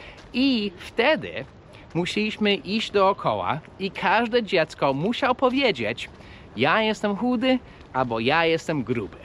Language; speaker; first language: Polish; early bilingual, heritage; Polish